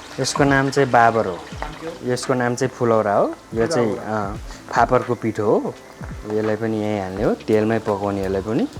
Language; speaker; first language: Nepali; non-native, local second language; Eastern Tamang